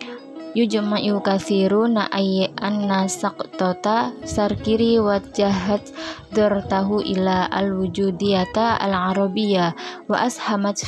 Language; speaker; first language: Arabic; non-native, learner; Indonesian